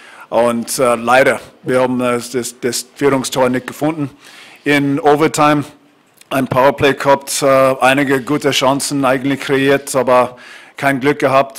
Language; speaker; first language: German; non-native, fluent; English